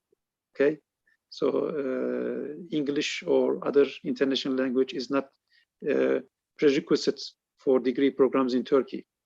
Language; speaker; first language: English; non-native, fluent; Turkish